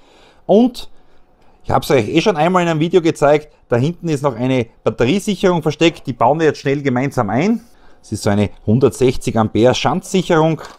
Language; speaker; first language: German; native; German